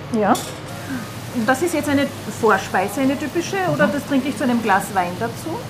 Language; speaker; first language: German; native; German